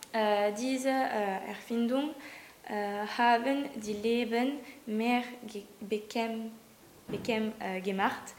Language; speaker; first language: German; non-native, learner; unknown